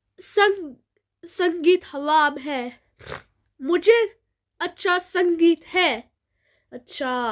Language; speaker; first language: Hindi; early bilingual, heritage; Hindi